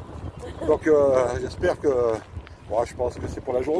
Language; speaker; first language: French; native; French